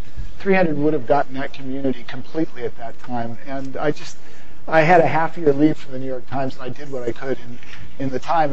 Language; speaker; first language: English; native; English